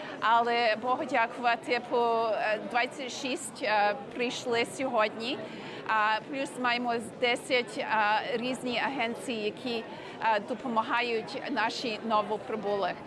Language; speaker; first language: Ukrainian; early bilingual, heritage; Ukrainian